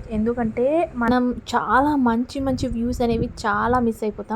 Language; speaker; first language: Telugu; native; Telugu